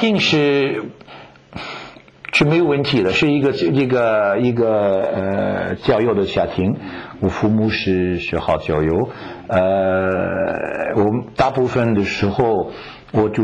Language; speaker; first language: Chinese; non-native, fluent; French